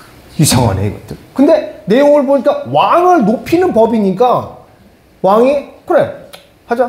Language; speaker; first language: Korean; native; Korean